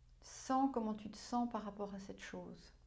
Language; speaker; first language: French; non-native, fluent; German